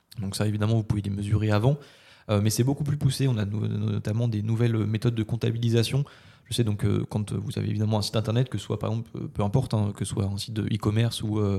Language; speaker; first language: French; native; French